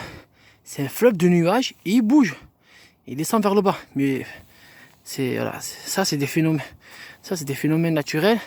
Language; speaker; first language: French; native; French